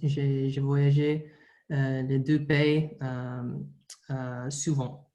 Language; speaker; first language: French; non-native, learner; English